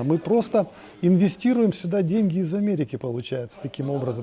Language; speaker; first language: Russian; native; Russian